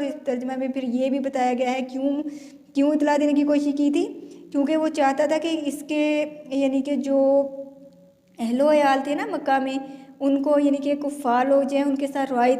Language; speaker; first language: Urdu; native; Urdu